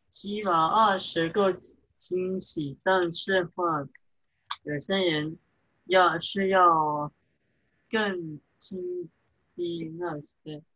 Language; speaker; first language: Chinese; early bilingual, heritage; English